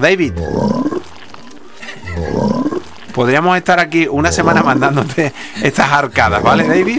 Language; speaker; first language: Spanish; native; Spanish